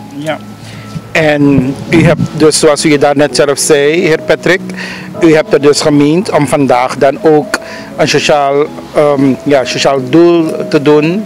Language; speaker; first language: Dutch; native; Dutch